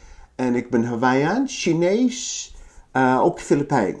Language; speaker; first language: Dutch; non-native, learner; English